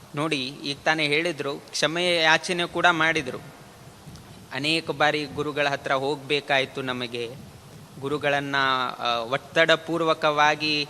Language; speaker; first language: Kannada; non-native, local second language; Konkani